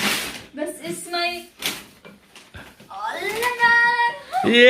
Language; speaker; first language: German; non-native, learner; Filipino